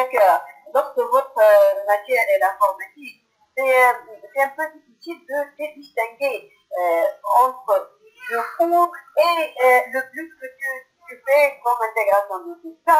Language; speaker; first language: French; non-native, local second language; Arabic